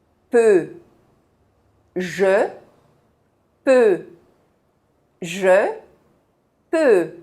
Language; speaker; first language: French; non-native, fluent; Portuguese